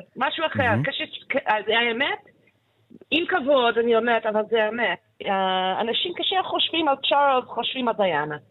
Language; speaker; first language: Hebrew; non-native, fluent; English